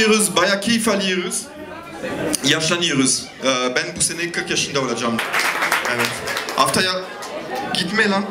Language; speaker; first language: Turkish; non-native, fluent; French